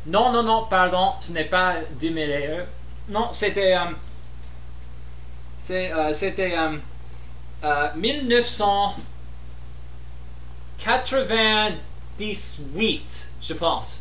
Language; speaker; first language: French; non-native, learner; English